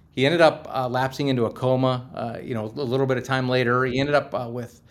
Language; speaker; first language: English; native; English